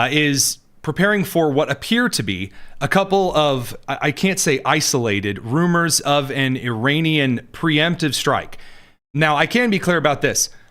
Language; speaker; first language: English; native; English